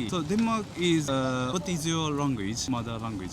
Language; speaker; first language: English; non-native, learner; Japanese